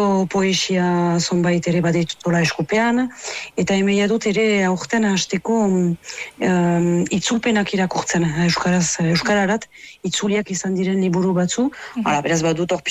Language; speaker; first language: Basque; native; Basque